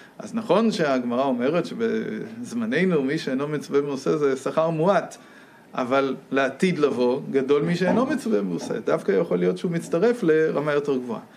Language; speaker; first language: Hebrew; non-native, fluent; English